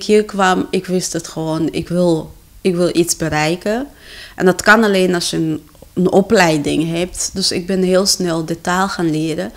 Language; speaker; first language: Dutch; non-native, fluent; Kinyarwanda